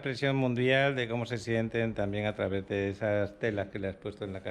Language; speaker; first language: Spanish; native; Spanish